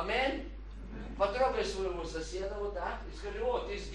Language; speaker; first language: Polish; non-native, learner; Russian